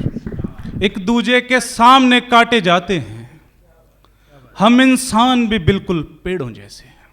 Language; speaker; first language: Hindi; native; Hindi